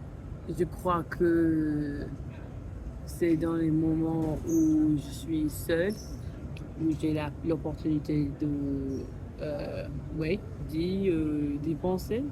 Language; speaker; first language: French; non-native, fluent; English